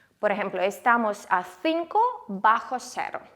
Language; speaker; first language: Spanish; non-native, fluent; Ukrainian